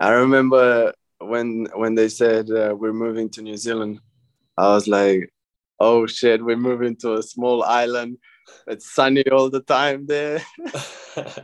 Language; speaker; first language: English; early bilingual, other home language; Romanian